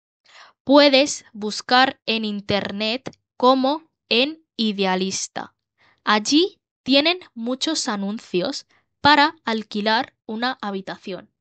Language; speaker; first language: Spanish; non-native, learner; Bangla